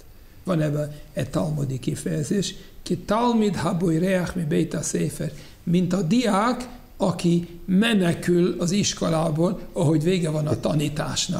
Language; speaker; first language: Hungarian; non-native, fluent; English